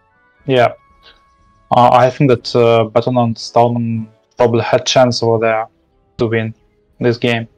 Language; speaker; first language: English; non-native, learner; Russian